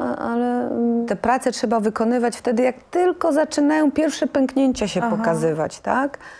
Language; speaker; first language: Polish; native; Polish